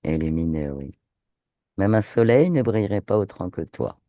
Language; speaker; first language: French; native; French